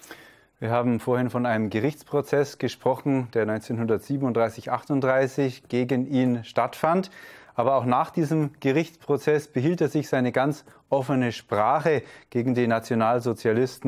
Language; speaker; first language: German; native; German